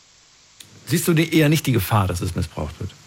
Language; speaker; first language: German; native; German